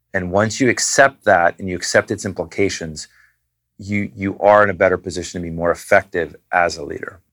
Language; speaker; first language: English; native; English